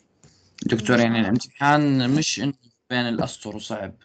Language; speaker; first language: Arabic; native; Arabic